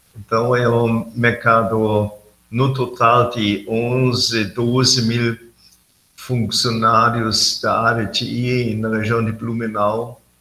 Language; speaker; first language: Portuguese; non-native, fluent; German